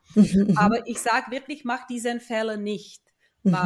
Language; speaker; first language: German; non-native, fluent; Czech